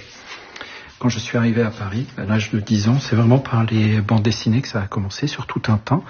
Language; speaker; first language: French; early bilingual, other home language; Arabic